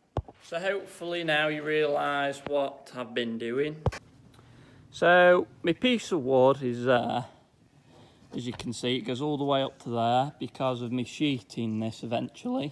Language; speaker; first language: English; native; English